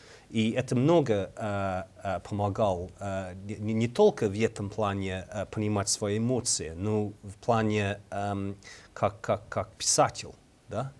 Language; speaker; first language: Russian; non-native, learner; English